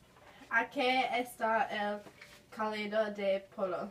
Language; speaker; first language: Spanish; non-native, learner; English